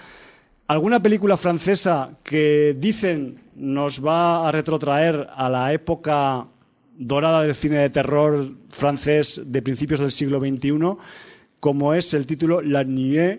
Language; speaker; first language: Spanish; native; Spanish